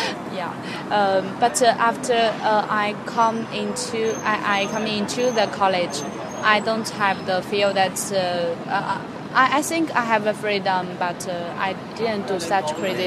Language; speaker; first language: English; non-native, fluent; Chinese